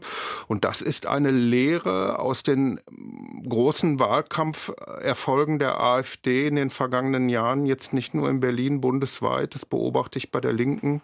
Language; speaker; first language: German; native; German